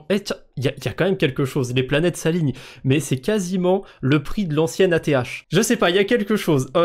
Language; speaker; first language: French; native; French